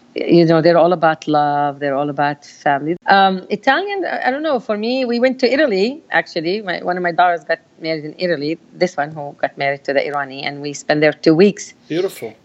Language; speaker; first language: English; non-native, fluent; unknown